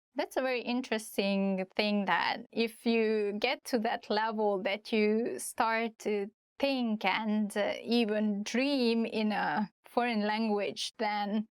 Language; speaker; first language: English; non-native, fluent; Hungarian